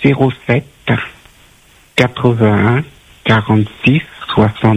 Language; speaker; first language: French; native; French